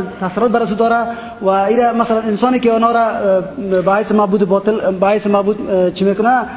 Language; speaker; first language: Persian; native; Persian